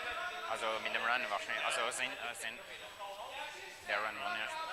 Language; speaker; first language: German; non-native, fluent; French